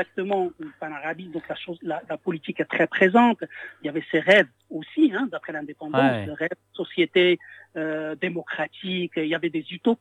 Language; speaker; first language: French; non-native, local second language; Arabic